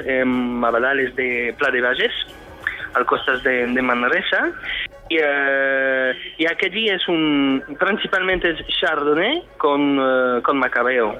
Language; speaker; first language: Catalan; non-native, fluent; French